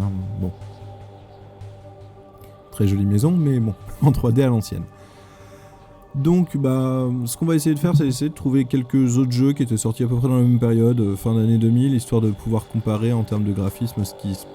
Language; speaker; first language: French; native; French